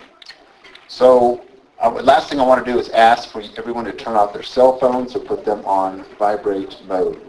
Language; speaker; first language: English; native; English